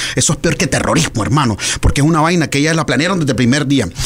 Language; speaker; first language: Spanish; native; Spanish